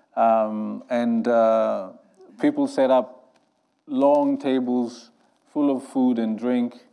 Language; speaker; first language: English; non-native, fluent; Greek